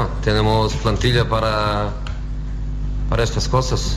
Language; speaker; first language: Spanish; non-native, fluent; Portuguese